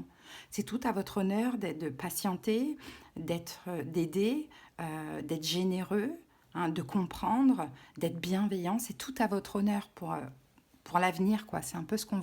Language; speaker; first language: French; native; French